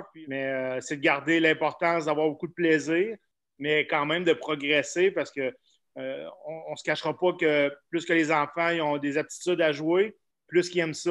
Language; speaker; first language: French; native; French